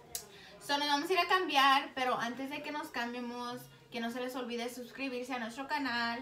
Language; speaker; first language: Spanish; early bilingual, heritage; Spanish